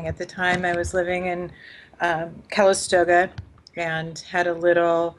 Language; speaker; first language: English; native; English